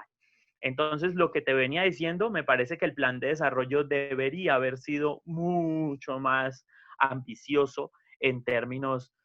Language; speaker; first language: Spanish; native; Spanish